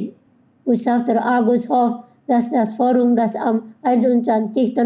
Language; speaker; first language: German; non-native, fluent; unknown